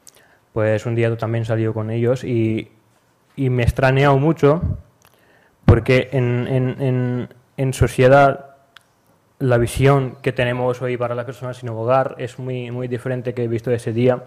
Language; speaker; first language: Spanish; non-native, learner; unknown